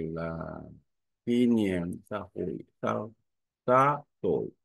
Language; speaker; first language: Vietnamese; non-native, learner; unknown